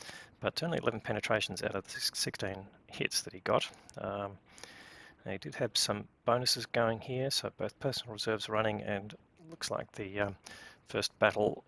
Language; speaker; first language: English; native; English